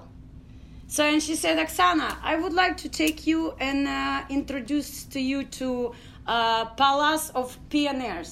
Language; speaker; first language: English; non-native, learner; Ukrainian